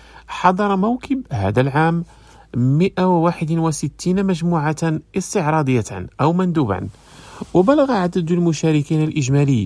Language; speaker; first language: Arabic; non-native, fluent; Indonesian